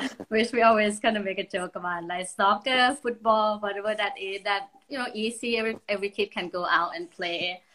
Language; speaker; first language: English; non-native, fluent; Thai